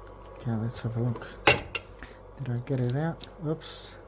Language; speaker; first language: English; native; English